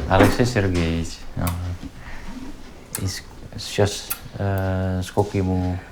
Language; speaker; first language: Russian; non-native, learner; Dutch